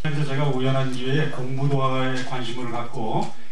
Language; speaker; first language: Korean; native; Korean